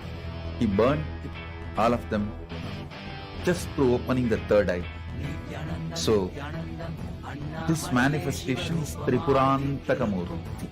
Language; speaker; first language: English; non-native, local second language; Tamil